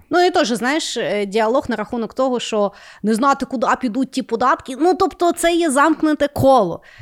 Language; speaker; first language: Ukrainian; non-native, local second language; Russian